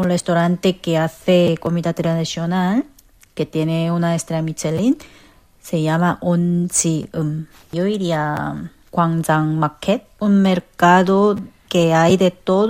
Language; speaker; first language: Spanish; non-native, fluent; Korean